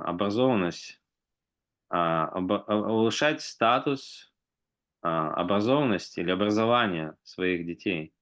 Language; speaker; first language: Russian; native; Russian